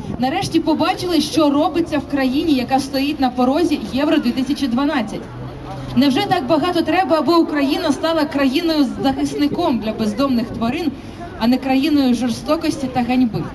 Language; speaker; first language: Ukrainian; native; Ukrainian